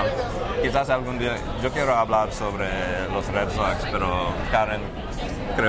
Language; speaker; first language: Spanish; non-native, fluent; English